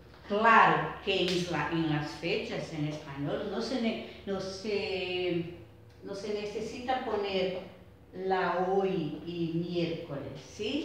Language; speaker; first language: Spanish; non-native, fluent; Portuguese